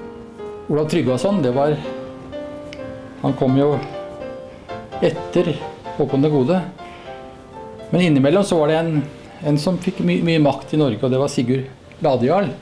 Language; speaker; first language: Norwegian; native; Norwegian